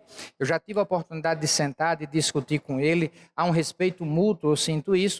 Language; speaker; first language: Portuguese; native; Portuguese